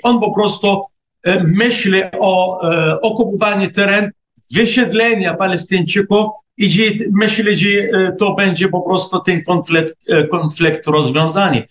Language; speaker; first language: Polish; non-native, fluent; Arabic